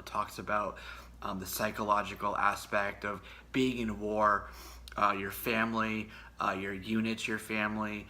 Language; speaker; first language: English; native; English